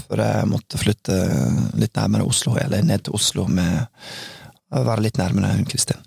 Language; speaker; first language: Norwegian; non-native, fluent; English